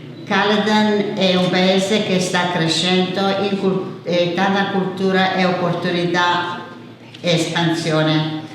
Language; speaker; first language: Italian; early bilingual, heritage; English